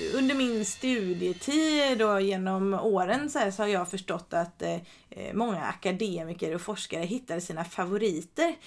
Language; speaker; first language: Swedish; native; Swedish